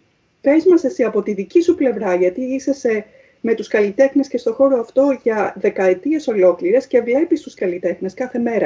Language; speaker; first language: Greek; native; Greek